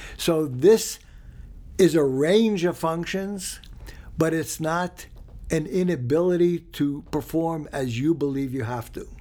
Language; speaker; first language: English; early bilingual, other home language; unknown